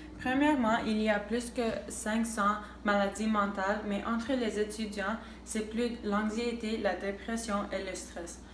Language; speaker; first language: French; non-native, local second language; English